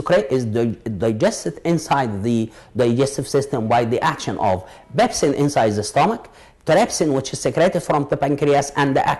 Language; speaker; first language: English; non-native, local second language; Arabic